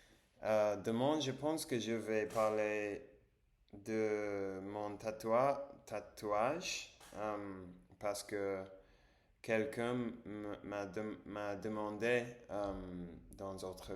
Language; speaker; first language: French; non-native, learner; English